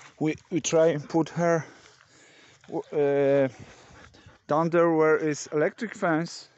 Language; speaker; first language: English; non-native, learner; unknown